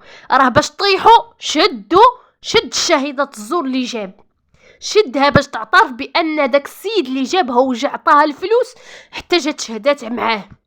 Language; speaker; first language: Arabic; native; Arabic